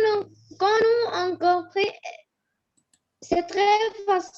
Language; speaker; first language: French; non-native, learner; Arabic